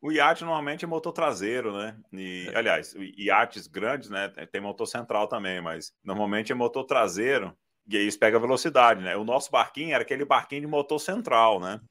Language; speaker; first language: Portuguese; native; Portuguese